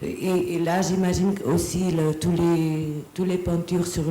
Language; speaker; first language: French; non-native, fluent; Portuguese